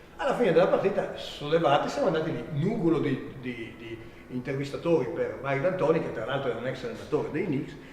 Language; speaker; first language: Italian; native; Italian